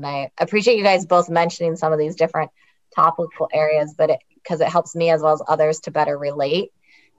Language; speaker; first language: English; native; English